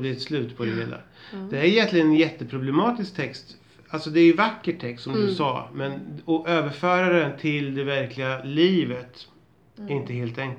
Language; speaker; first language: Swedish; native; Swedish